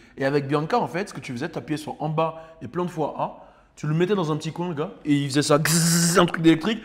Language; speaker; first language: French; native; French